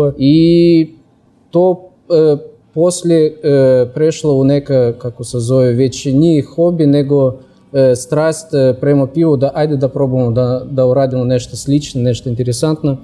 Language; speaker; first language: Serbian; non-native, fluent; Russian